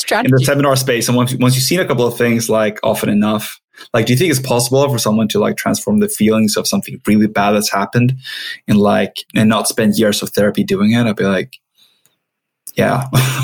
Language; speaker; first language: English; non-native, fluent; Swedish